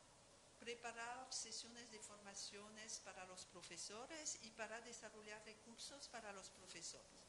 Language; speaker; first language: Spanish; non-native, fluent; French